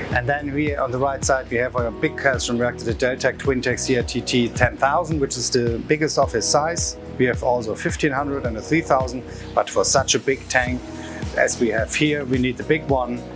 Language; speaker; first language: English; non-native, fluent; German